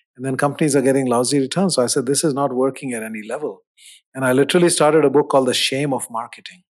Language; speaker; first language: English; non-native, local second language; Hindi